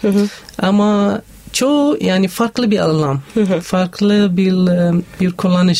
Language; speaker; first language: Turkish; non-native, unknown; Arabic